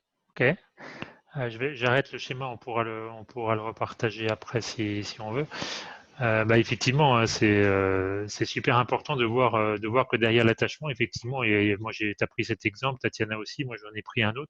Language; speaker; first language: French; native; French